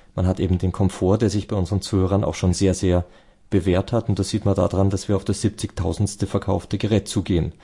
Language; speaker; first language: German; native; German